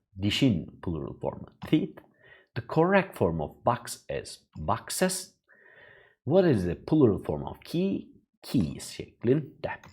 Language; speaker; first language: English; non-native, fluent; Turkish